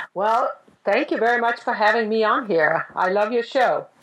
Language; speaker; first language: English; non-native, fluent; Danish